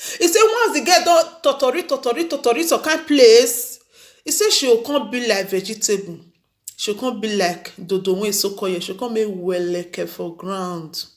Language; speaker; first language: Nigerian Pidgin; non-native, local second language; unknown